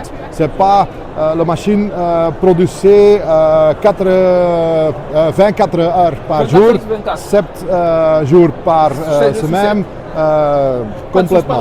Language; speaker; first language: French; non-native, local second language; Dutch